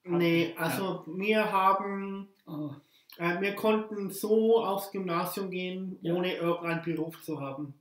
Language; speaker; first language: German; early bilingual, other home language; English